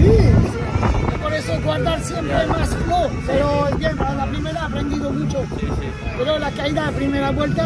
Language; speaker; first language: Spanish; non-native, fluent; French